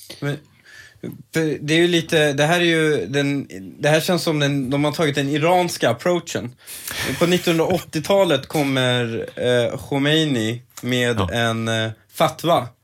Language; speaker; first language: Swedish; native; Swedish